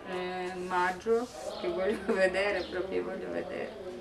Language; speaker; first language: Italian; non-native, learner; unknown